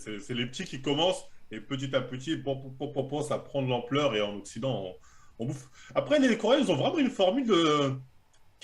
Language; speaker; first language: French; native; French